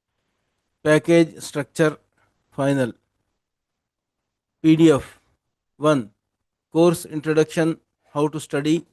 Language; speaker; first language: Telugu; non-native, local second language; Urdu